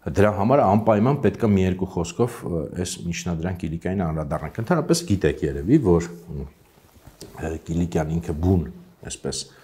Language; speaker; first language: Armenian; native; Armenian